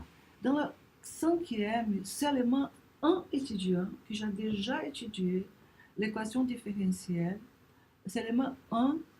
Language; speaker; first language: French; non-native, learner; Portuguese